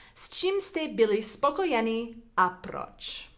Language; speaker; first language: Czech; non-native, learner; English